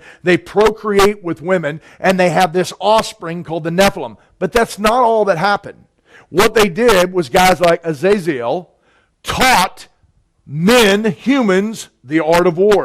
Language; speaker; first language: English; native; English